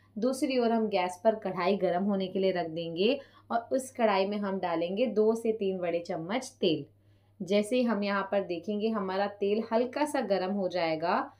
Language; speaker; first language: Hindi; non-native, local second language; Punjabi